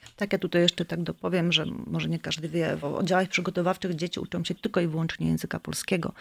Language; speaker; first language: Polish; native; Polish